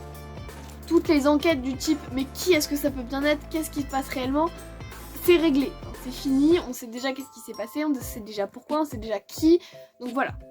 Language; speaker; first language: French; native; French